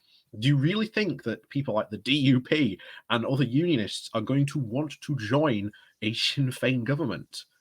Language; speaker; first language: English; native; English